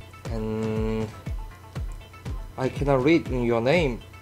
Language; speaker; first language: English; non-native, learner; Korean